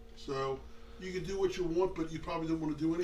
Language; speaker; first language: English; native; English